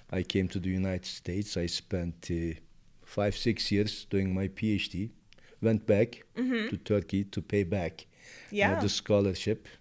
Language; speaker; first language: English; non-native, fluent; Turkish